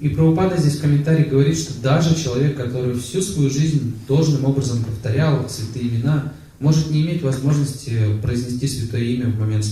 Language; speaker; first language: Russian; native; Russian